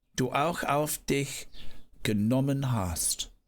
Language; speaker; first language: German; non-native, learner; English